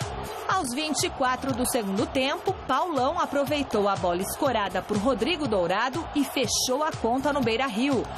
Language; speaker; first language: Portuguese; native; Portuguese